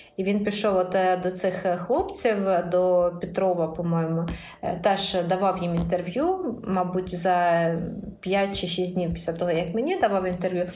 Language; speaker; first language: Ukrainian; native; Ukrainian